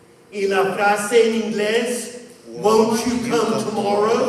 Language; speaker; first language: Spanish; non-native, fluent; English